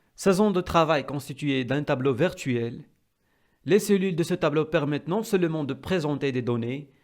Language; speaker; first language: French; non-native, local second language; Arabic